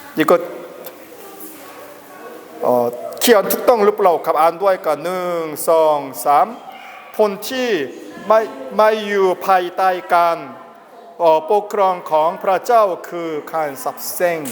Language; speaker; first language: Thai; non-native, learner; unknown